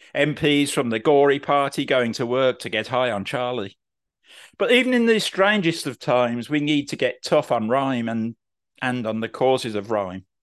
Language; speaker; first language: English; native; English